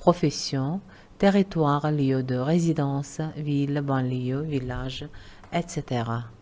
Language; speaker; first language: French; non-native, fluent; Uzbek